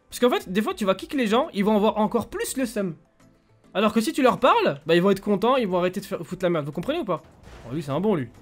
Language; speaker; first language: French; native; French